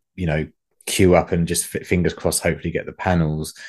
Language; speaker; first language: English; native; English